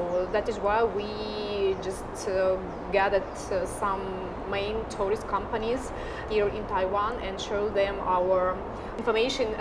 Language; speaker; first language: English; non-native, fluent; Russian